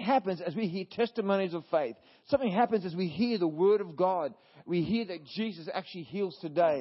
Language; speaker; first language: English; native; English